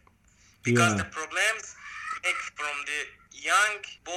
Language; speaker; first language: English; non-native, learner; Persian